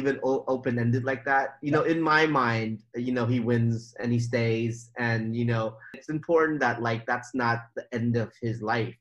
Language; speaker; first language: English; native; English